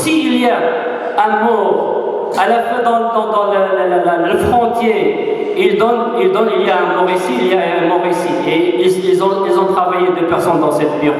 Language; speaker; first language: French; non-native, fluent; Arabic